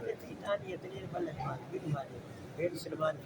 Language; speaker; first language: Arabic; non-native, learner; Urdu